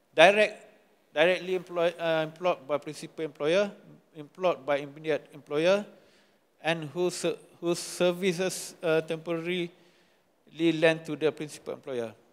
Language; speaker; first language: English; non-native, local second language; Malay